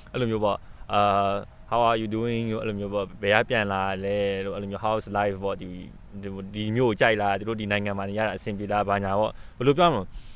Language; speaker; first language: Burmese; native; Burmese